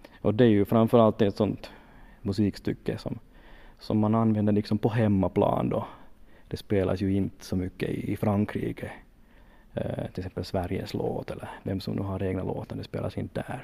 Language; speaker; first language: Swedish; native; Swedish